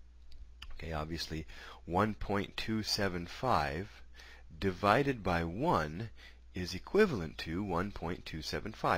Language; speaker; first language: English; native; English